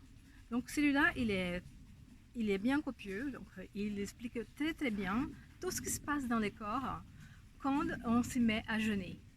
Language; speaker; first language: French; non-native, fluent; Portuguese